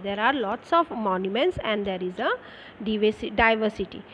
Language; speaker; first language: English; non-native, local second language; Marathi